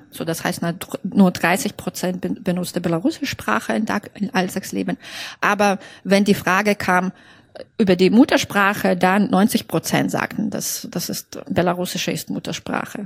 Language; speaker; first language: German; non-native, fluent; Belarusian